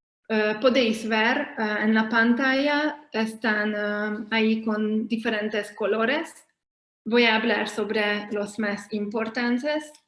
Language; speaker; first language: Spanish; non-native, fluent; Hungarian